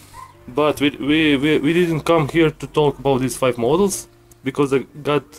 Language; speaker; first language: English; non-native, learner; Croatian